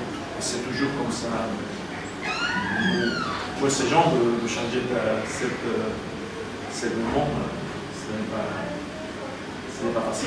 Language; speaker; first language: French; non-native, learner; Spanish